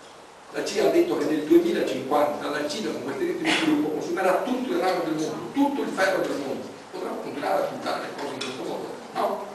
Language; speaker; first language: Italian; native; Italian